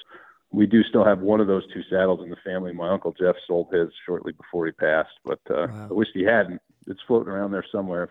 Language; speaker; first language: English; native; English